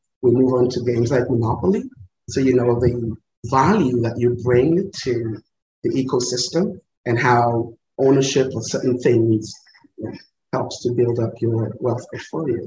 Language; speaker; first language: English; non-native, local second language; Yoruba